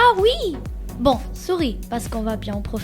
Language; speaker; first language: French; non-native, fluent; Spanish